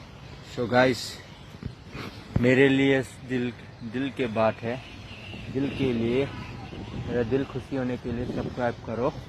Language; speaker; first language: Hindi; non-native, local second language; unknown